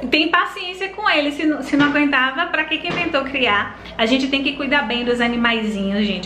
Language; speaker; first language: Portuguese; native; Portuguese